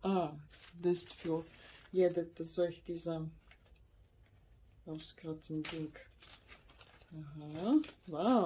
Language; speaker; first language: German; non-native, learner; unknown